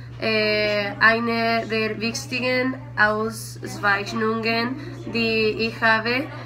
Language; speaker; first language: German; non-native, learner; Spanish